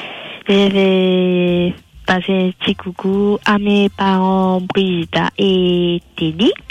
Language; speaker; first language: French; non-native, local second language; Morisyen